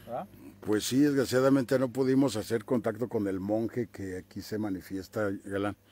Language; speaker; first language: Spanish; native; Spanish